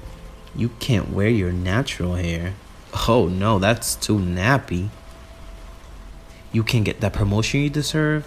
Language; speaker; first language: English; native; English